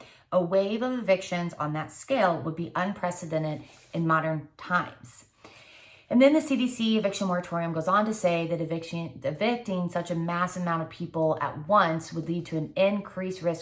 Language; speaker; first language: English; native; English